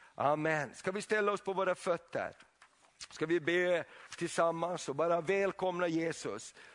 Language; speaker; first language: Swedish; native; Swedish